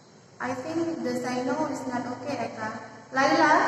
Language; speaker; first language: English; non-native, fluent; Indonesian